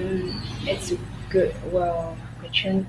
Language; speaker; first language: English; non-native, learner; Vietnamese